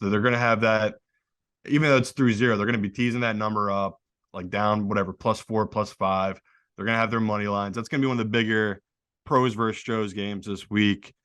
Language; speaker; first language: English; native; English